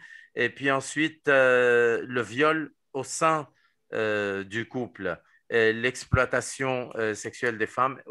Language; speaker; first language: French; non-native, fluent; Spanish